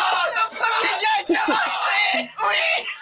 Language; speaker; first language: French; native; French